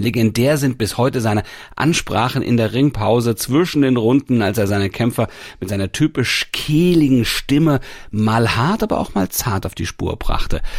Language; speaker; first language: German; native; German